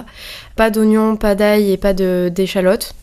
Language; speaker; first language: French; native; French